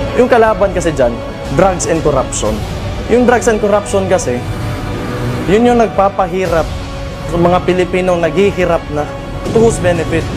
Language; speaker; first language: Filipino; non-native, local second language; Cebuano